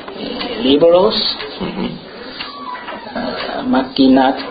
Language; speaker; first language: Spanish; non-native, learner; Chinese